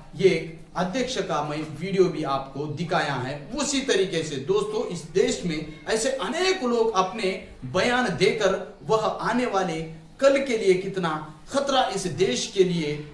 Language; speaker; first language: Hindi; native; Hindi